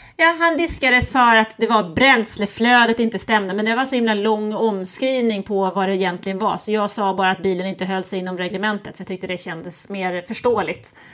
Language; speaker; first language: Swedish; early bilingual, other home language; German